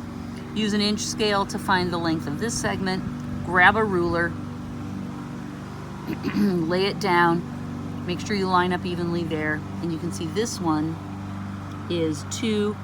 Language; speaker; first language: English; native; English